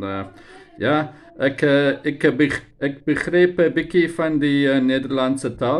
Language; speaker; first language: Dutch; non-native, learner; Afrikaans